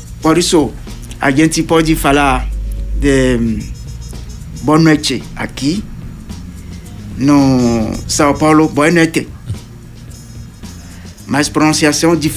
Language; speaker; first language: Portuguese; non-native, learner; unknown